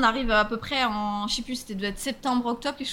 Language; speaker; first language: French; native; French